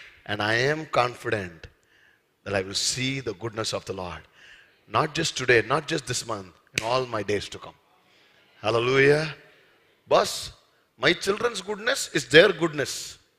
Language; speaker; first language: English; non-native, local second language; Tamil